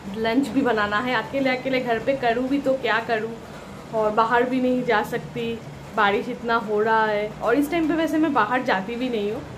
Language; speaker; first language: Hindi; non-native, local second language; Bangla